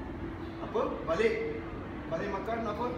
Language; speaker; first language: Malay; non-native, local second language; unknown